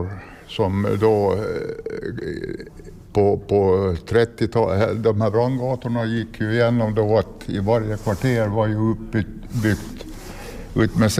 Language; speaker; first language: Swedish; native; Swedish